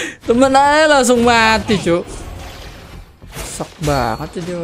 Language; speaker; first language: Indonesian; native; Indonesian